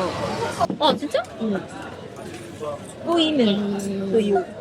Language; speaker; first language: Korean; non-native, learner; Japanese